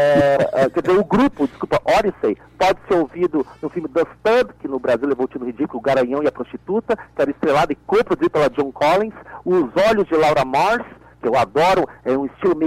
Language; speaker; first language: Portuguese; native; Portuguese